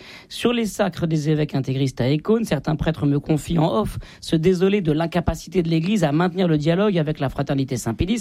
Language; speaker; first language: French; native; French